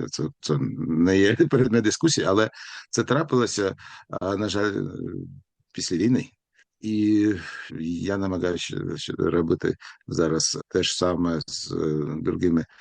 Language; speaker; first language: Ukrainian; non-native, local second language; Russian